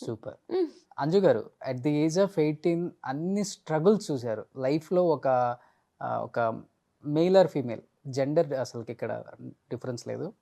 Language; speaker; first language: Telugu; native; Telugu